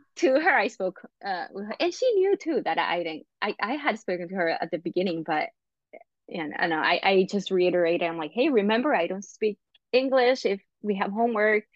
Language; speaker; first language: English; non-native, fluent; Spanish